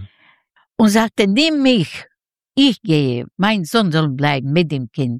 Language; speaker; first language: German; non-native, learner; Yiddish